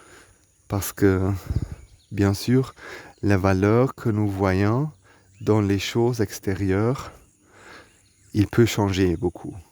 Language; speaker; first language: French; non-native, learner; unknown